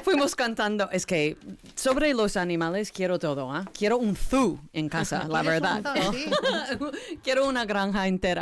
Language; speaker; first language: Spanish; non-native, learner; English